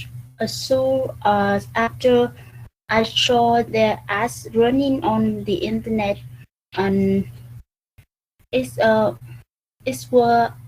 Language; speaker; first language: English; non-native, learner; Vietnamese